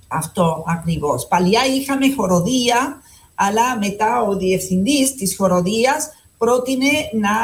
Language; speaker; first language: Greek; non-native, fluent; Spanish